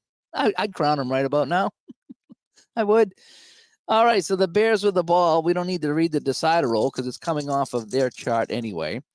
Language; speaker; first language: English; native; English